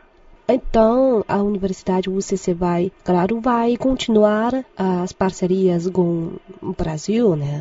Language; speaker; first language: Portuguese; non-native, fluent; Chinese